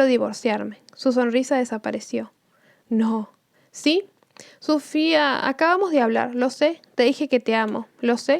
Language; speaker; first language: Spanish; native; Spanish